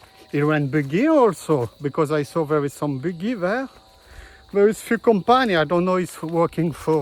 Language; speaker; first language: English; non-native, learner; French